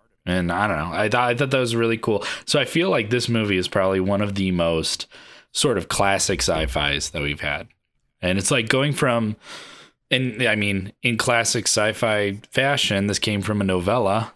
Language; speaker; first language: English; native; English